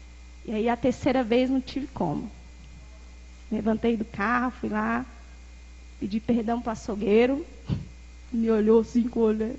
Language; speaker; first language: Portuguese; native; Portuguese